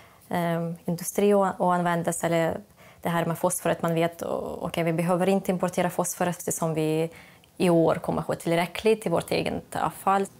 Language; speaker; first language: Swedish; non-native, fluent; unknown